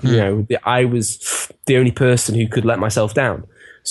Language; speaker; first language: English; native; English